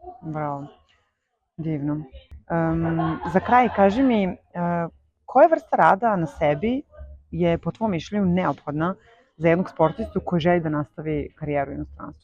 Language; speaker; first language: Croatian; native; Croatian